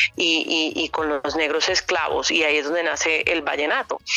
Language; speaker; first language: Spanish; native; Spanish